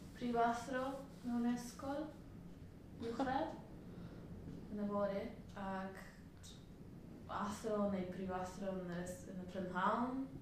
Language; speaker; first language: Welsh; non-native, learner; Spanish